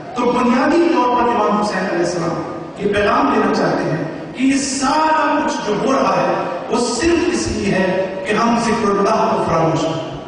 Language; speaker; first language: Urdu; native; Urdu